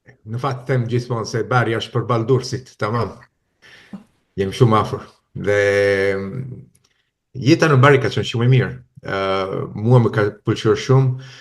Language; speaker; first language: Albanian; non-native, fluent; Italian